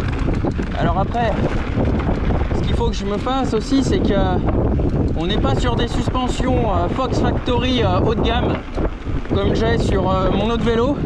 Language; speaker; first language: French; native; French